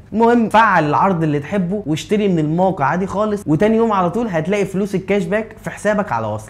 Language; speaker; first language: Arabic; native; Arabic